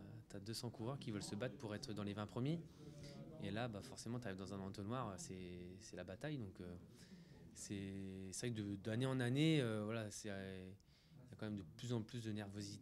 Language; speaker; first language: French; native; French